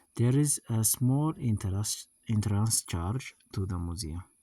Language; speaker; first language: English; non-native, local second language; Amharic